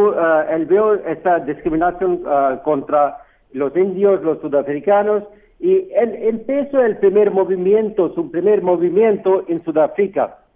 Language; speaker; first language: Spanish; non-native, fluent; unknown